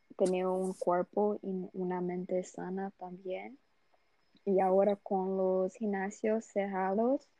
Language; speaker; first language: Spanish; non-native, learner; Portuguese